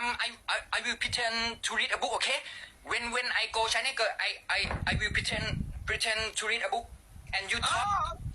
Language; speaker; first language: English; non-native, learner; Thai